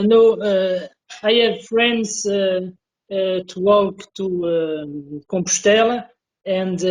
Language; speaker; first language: English; non-native, learner; Portuguese